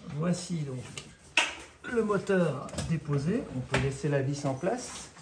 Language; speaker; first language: French; native; French